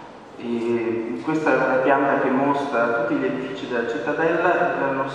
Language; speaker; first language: Italian; native; Italian